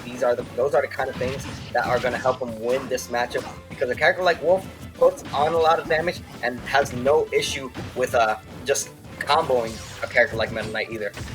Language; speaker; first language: English; native; English